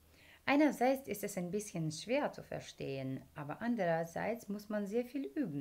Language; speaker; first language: German; non-native, fluent; Ukrainian